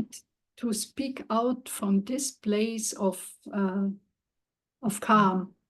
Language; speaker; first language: English; non-native, learner; German